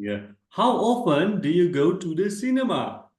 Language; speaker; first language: English; non-native, fluent; Kazakh